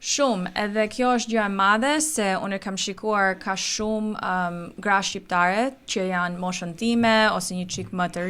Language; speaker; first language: Albanian; early bilingual, heritage; Albanian